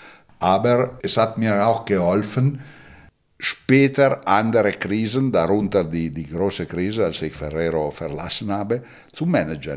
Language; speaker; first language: German; non-native, fluent; Italian